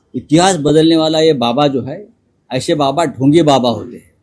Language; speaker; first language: Hindi; non-native, local second language; Marathi